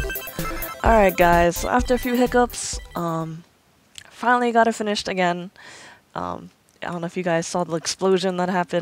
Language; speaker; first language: English; native; English